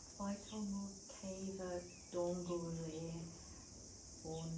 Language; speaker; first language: Korean; non-native, learner; English